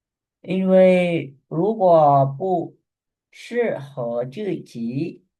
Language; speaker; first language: Chinese; non-native, fluent; Khmer